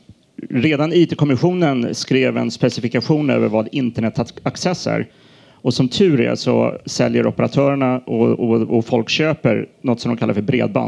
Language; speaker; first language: Swedish; native; Swedish